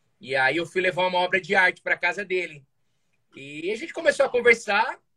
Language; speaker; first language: Portuguese; native; Portuguese